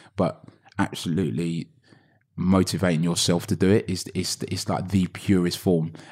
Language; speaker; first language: English; native; English